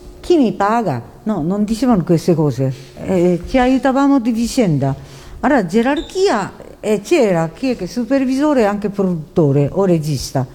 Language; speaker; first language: Italian; non-native, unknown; Japanese